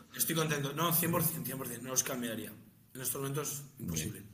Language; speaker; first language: Spanish; native; Spanish